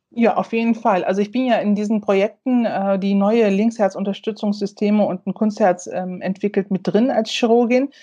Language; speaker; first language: German; early bilingual, other home language; Turkish